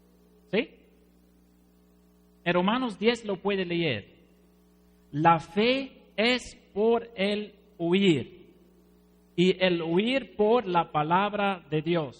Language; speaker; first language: Spanish; non-native, fluent; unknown